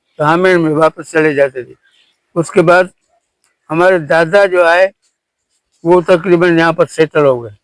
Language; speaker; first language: Urdu; non-native, local second language; Sindhi